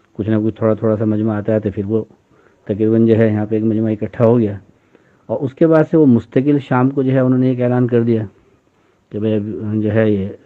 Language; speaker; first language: Urdu; native; Urdu